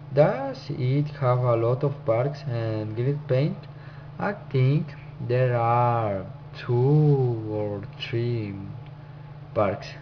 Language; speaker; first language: English; non-native, learner; Spanish